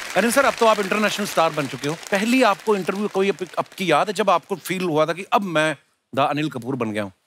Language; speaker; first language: Hindi; non-native, local second language; Punjabi